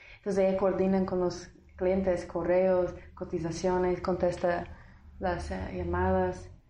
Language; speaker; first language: Spanish; non-native, fluent; English